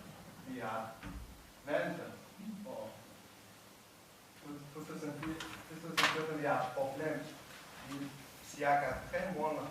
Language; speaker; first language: Danish; non-native, learner; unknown